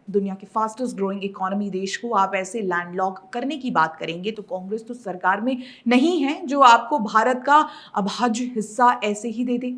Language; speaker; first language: Hindi; native; Hindi